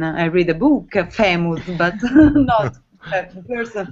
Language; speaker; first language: English; non-native, learner; Italian